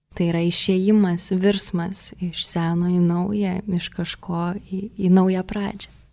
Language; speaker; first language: Lithuanian; early bilingual, heritage; Russian